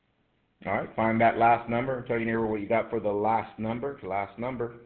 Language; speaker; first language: English; native; English